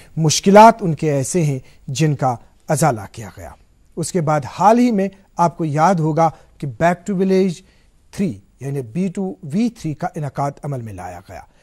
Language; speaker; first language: Hindi; non-native, local second language; Kashmiri